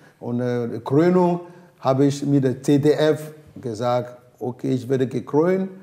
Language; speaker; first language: German; non-native, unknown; Ewe